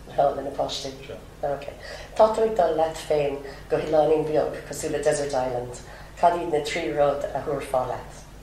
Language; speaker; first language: Irish; non-native, local second language; English